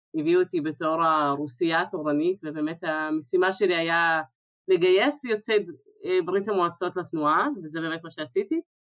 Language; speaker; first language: Hebrew; early bilingual, other home language; Russian